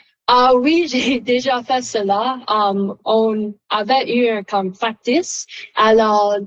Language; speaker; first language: French; non-native, learner; English